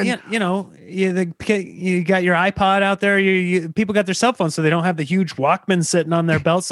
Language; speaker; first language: English; native; English